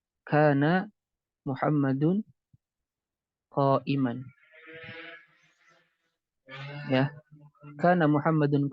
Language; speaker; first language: Arabic; non-native, fluent; Indonesian